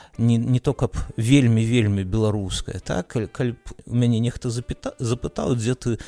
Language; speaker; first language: Belarusian; non-native, local second language; Russian